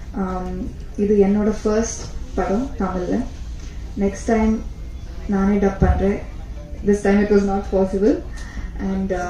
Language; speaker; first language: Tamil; non-native, learner; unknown